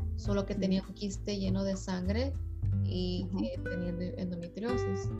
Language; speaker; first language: Spanish; early bilingual, heritage; Spanish